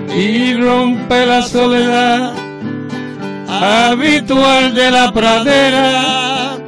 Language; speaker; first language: Spanish; native; Spanish